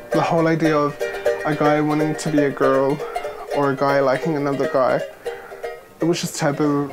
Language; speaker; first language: English; native; English